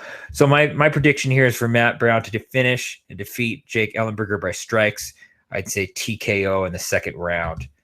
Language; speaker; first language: English; native; English